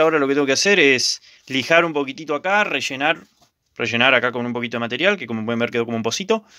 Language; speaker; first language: Spanish; native; Spanish